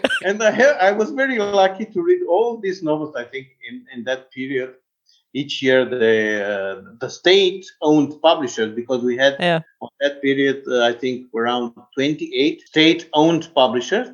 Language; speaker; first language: English; non-native, fluent; Romanian